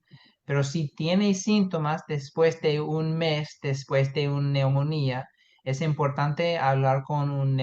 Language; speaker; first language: Spanish; non-native, fluent; English